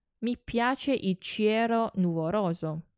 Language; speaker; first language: Italian; non-native, fluent; Chinese